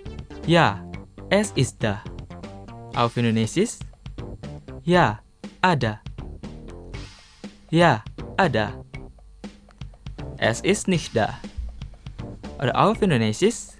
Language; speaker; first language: German; non-native, fluent; Indonesian